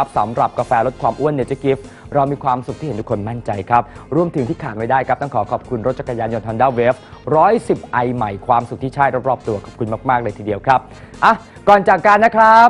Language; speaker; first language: Thai; native; Thai